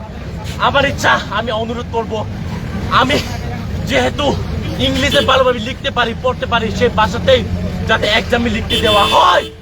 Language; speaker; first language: Bangla; non-native, local second language; Kok Borok